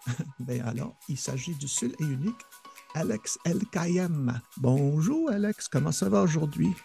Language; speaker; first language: French; non-native, fluent; English